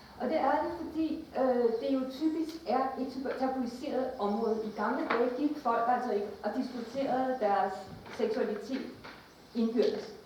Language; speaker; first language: Danish; native; Danish